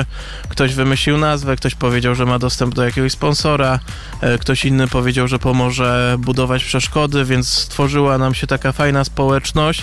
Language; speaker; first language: Polish; native; Polish